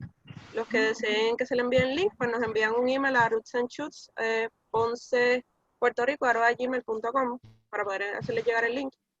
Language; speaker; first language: Spanish; native; Spanish